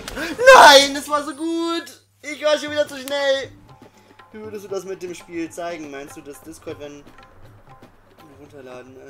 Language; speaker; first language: German; native; German